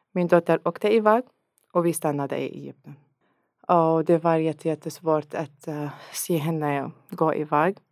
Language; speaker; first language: Swedish; non-native, learner; Arabic